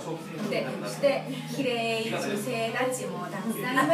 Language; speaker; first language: Japanese; non-native, fluent; Korean